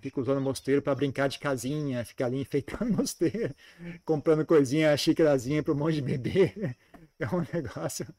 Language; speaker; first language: Portuguese; native; Portuguese